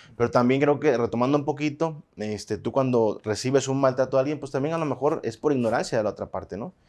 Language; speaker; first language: Spanish; native; Spanish